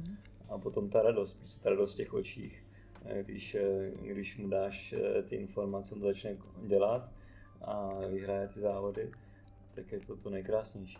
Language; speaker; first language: Czech; native; Czech